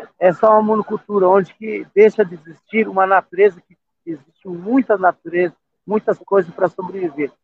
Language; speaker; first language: Portuguese; non-native, local second language; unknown